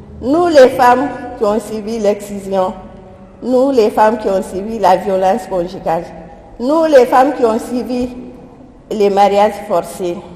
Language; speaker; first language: French; non-native, local second language; Soninke